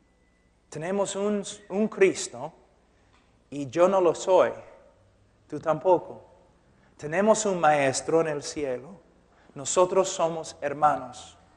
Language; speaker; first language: Spanish; non-native, fluent; English